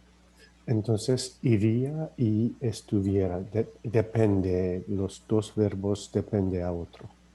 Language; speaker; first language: Spanish; non-native, learner; English